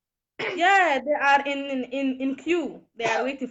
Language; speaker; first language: English; non-native, learner; Somali